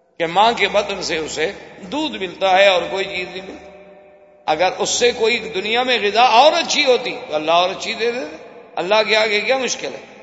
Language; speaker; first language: Urdu; native; Urdu